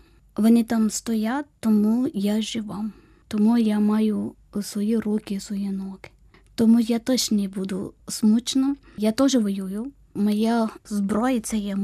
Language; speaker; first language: Ukrainian; non-native, learner; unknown